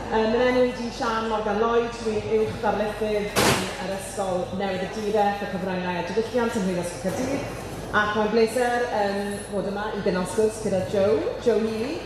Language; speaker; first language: Welsh; non-native, local second language; English